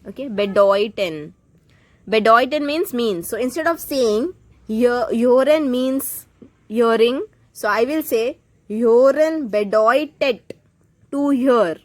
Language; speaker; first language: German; non-native, fluent; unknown